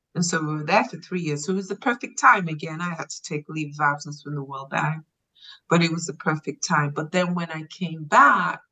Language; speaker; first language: English; native; English